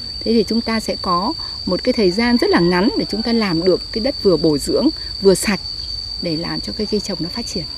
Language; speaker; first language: Vietnamese; native; Vietnamese